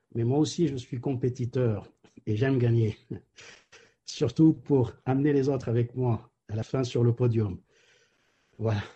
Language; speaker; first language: French; non-native, local second language; Arabic